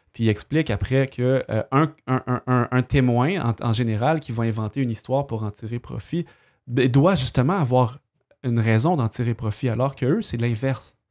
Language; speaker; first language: French; native; French